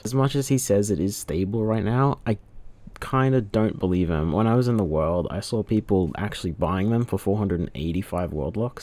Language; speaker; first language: English; native; English